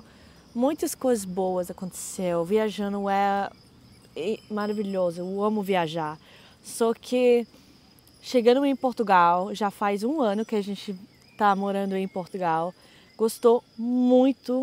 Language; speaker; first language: Portuguese; non-native, fluent; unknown